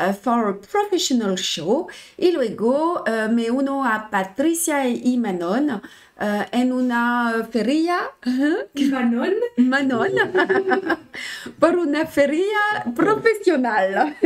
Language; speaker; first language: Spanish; non-native, learner; French